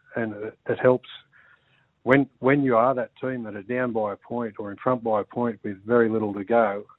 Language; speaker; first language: English; native; English